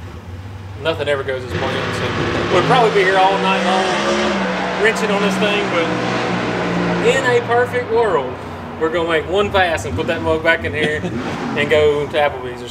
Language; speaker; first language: English; native; English